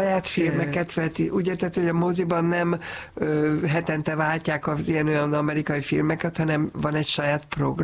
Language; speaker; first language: Hungarian; native; Hungarian